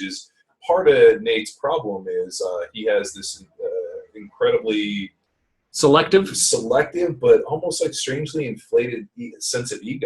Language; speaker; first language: English; native; English